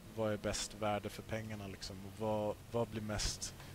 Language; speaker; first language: Swedish; native; Swedish